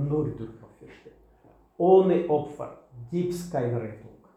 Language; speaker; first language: German; non-native, learner; Russian